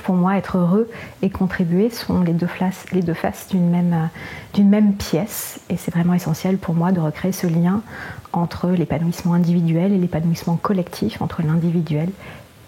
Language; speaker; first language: French; native; French